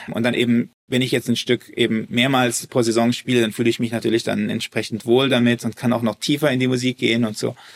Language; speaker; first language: German; early bilingual, heritage; German